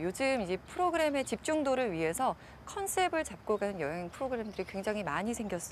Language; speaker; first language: Korean; native; Korean